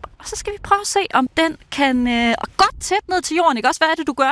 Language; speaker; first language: Danish; native; Danish